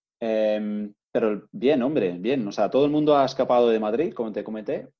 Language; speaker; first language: Spanish; non-native, fluent; English